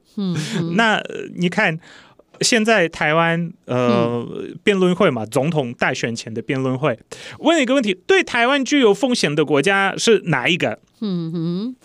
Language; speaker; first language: Chinese; non-native, fluent; Polish